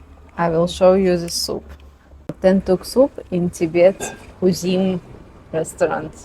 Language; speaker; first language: English; non-native, fluent; Russian